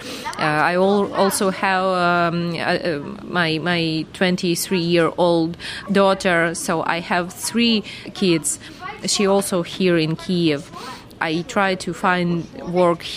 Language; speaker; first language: English; non-native, fluent; Ukrainian